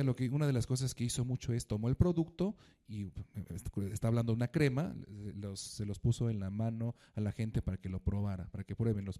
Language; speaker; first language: Spanish; native; Spanish